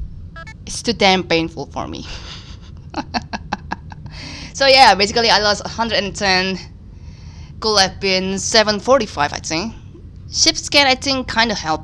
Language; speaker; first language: English; non-native, fluent; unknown